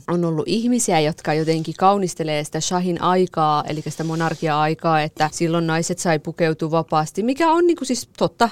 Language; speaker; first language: Finnish; early bilingual, other home language; Kurdish